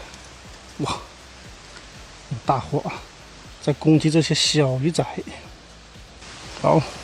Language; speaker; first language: Chinese; native; Chinese